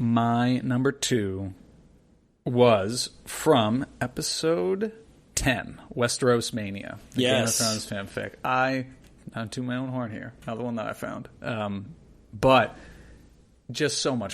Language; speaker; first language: English; native; English